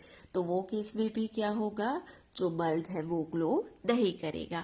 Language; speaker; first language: Hindi; non-native, local second language; Gujarati